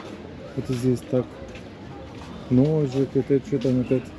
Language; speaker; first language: Russian; non-native, learner; Turkish